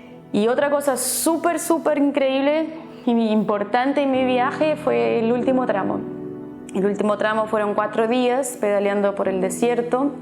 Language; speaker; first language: Spanish; non-native, fluent; Portuguese